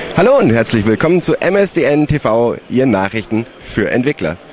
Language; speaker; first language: German; native; German